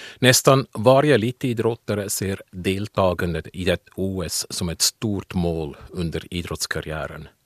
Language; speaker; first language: Swedish; non-native, fluent; German